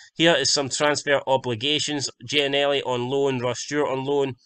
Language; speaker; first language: English; native; English